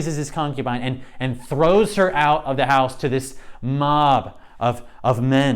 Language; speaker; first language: English; native; English